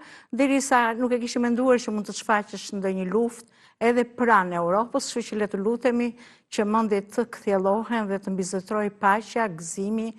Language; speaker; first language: Albanian; native; Albanian